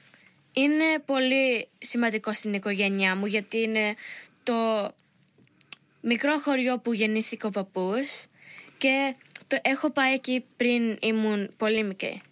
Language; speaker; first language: Greek; early bilingual, heritage; Greek